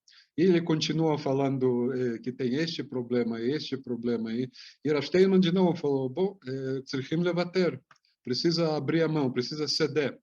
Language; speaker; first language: Portuguese; non-native, fluent; Hebrew